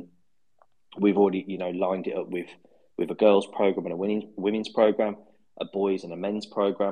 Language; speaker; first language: English; native; English